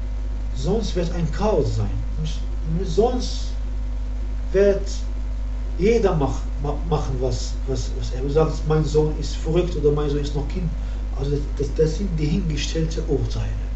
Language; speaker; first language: German; non-native, fluent; Arabic